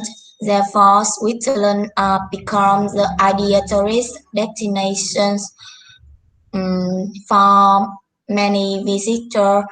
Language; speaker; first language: English; non-native, learner; Vietnamese